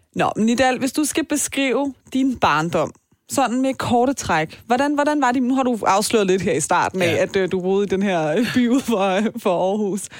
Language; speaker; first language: Danish; early bilingual, other home language; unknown